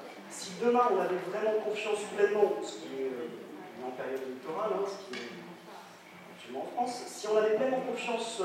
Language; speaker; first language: French; native; French